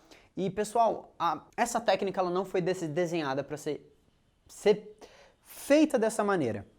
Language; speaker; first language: Portuguese; native; Portuguese